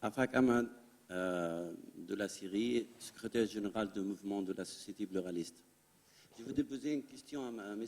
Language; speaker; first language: French; non-native, fluent; Arabic